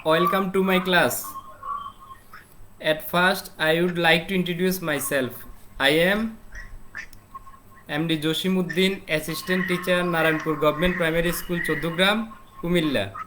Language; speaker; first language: English; non-native, fluent; Bangla